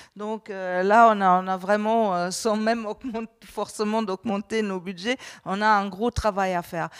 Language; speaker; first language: French; non-native, fluent; German